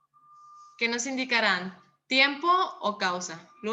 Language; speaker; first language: Spanish; native; Spanish